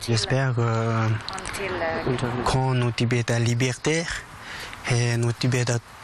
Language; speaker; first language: French; non-native, learner; Tibetan